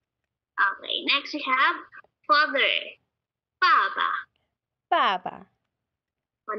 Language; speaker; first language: English; non-native, local second language; Filipino